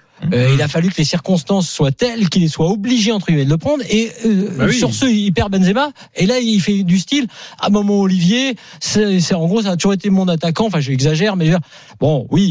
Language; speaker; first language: French; native; French